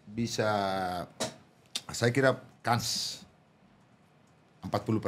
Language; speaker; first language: Indonesian; non-native, local second language; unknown